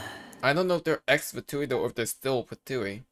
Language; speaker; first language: English; native; English